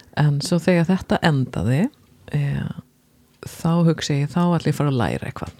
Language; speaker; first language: Icelandic; non-native, fluent; Swedish